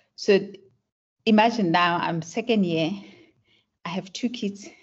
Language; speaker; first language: English; non-native, local second language; Tswana